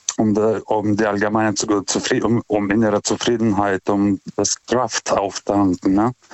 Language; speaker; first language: German; non-native, fluent; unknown